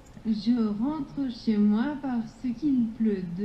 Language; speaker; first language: French; non-native, learner; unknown